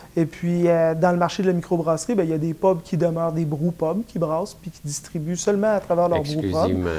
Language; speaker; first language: French; native; French